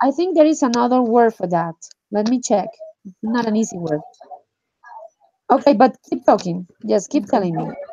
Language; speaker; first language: English; non-native, fluent; Spanish